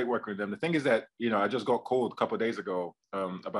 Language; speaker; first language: English; native; English